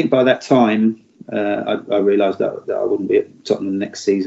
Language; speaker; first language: English; native; English